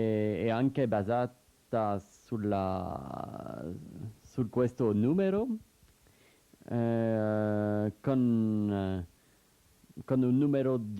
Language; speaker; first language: Italian; non-native, learner; French